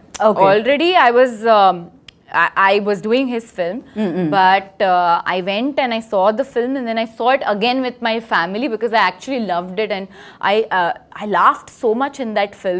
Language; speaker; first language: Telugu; non-native, learner; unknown